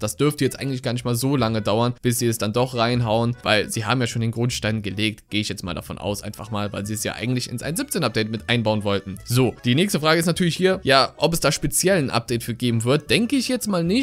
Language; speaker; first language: German; native; German